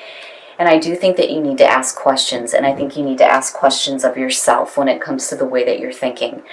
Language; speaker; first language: English; native; English